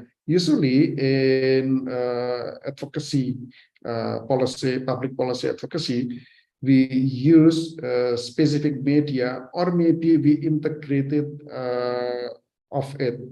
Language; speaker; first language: English; non-native, fluent; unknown